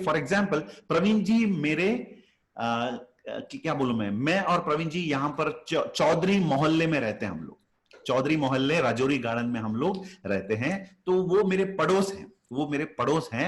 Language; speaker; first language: Hindi; native; Hindi